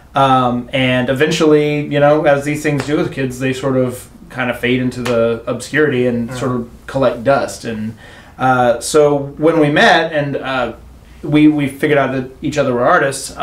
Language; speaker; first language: English; native; English